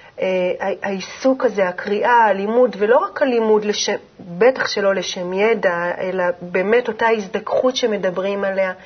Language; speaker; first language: Hebrew; native; Hebrew